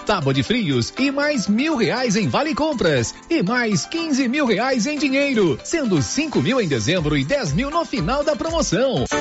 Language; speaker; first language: Portuguese; native; Portuguese